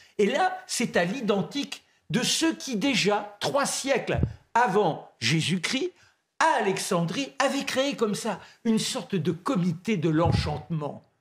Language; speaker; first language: French; native; French